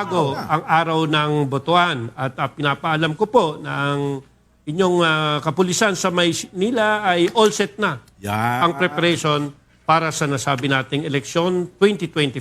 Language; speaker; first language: Filipino; native; Filipino